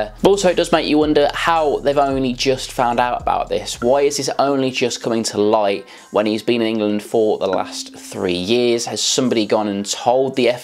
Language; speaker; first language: English; native; English